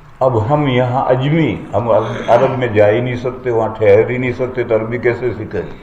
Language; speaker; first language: Urdu; non-native, local second language; Gujarati